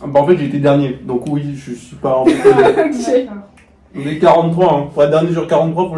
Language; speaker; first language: French; native; French